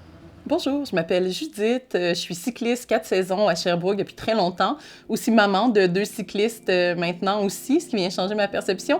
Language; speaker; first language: French; native; French